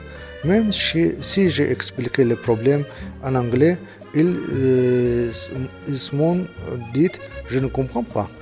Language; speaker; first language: French; non-native, learner; Azerbaijani